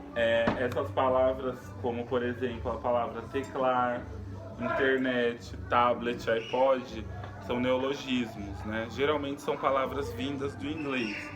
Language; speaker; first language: Portuguese; native; Portuguese